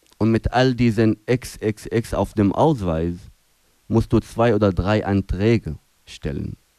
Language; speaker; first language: German; non-native, fluent; Arabic